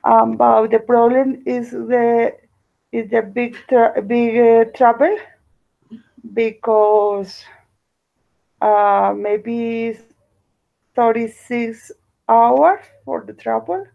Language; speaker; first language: English; non-native, learner; Spanish